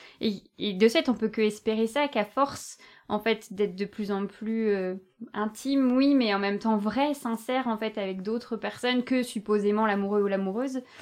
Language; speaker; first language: French; native; French